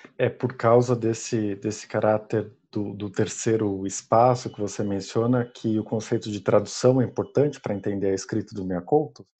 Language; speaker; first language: Portuguese; native; Portuguese